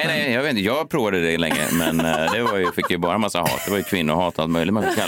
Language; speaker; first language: Swedish; native; Swedish